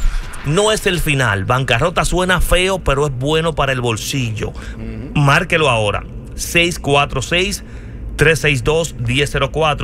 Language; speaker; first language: Spanish; native; Spanish